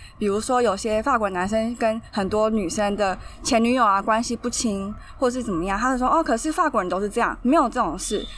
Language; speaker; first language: Chinese; native; Chinese